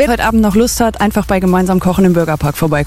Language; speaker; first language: German; native; German